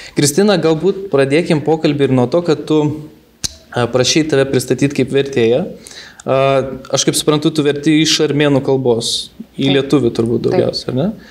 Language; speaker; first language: Lithuanian; native; Lithuanian